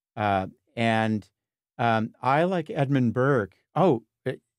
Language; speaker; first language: English; native; English